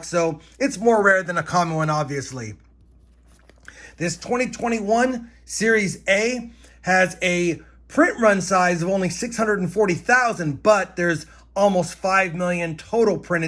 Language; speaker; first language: English; native; English